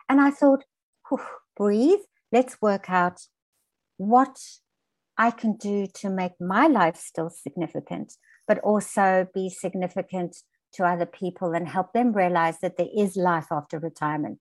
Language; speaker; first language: English; native; English